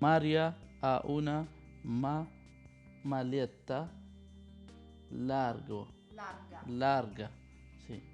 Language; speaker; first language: Italian; non-native, learner; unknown